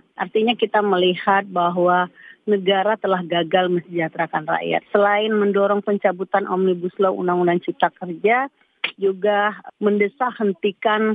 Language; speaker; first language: Indonesian; native; Indonesian